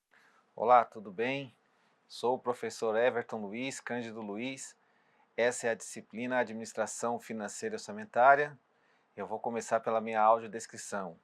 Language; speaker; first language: Portuguese; native; Portuguese